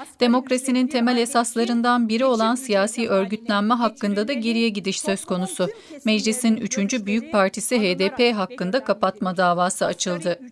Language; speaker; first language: Turkish; native; Turkish